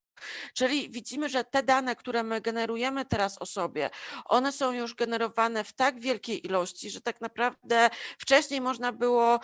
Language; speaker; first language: Polish; native; Polish